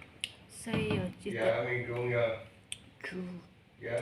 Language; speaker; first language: Chinese; non-native, learner; Indonesian